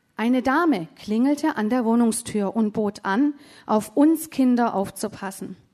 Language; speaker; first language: German; native; German